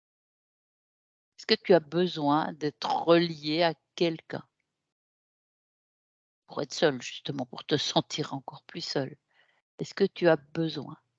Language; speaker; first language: French; native; French